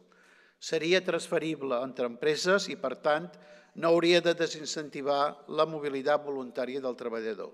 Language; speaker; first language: Catalan; native; Catalan